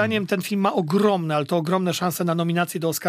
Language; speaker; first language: Polish; native; Polish